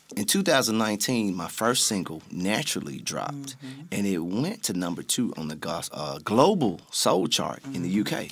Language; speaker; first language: English; native; English